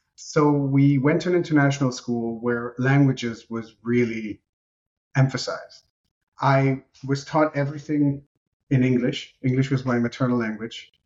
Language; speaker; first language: English; non-native, fluent; Romanian